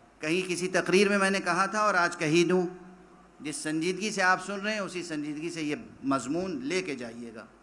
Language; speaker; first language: Urdu; native; Urdu